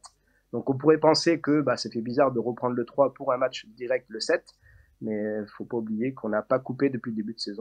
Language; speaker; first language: French; native; French